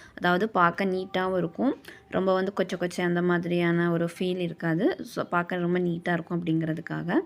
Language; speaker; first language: Tamil; native; Tamil